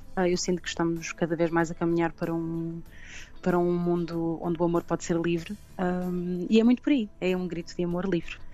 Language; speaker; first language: Portuguese; native; Portuguese